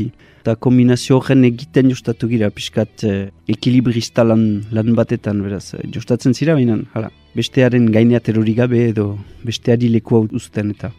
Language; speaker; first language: Basque; native; Basque